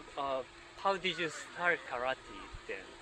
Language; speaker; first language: English; non-native, fluent; Japanese